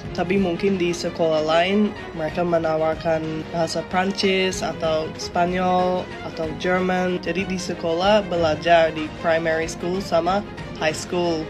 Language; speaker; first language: Indonesian; non-native, fluent; English